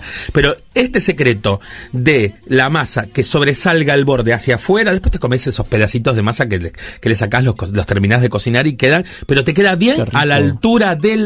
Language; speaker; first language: Spanish; native; Spanish